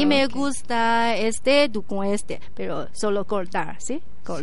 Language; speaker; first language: Spanish; non-native, learner; Chinese